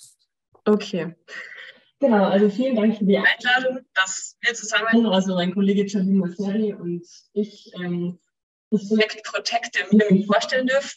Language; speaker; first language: German; native; German